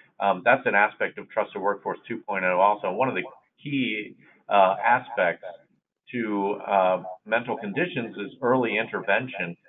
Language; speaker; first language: English; native; English